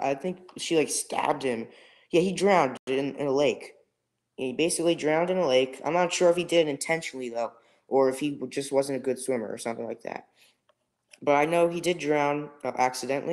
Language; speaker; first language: English; native; English